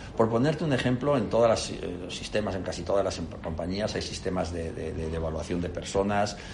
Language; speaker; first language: Spanish; native; Spanish